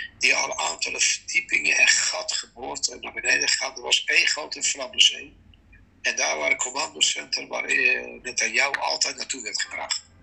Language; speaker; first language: Dutch; non-native, fluent; Persian